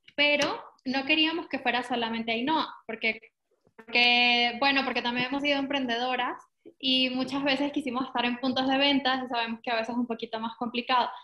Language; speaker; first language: Spanish; native; Spanish